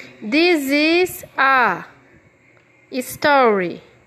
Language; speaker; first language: English; non-native, fluent; Portuguese